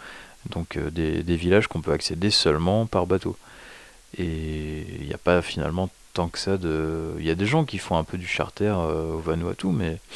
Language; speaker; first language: French; native; French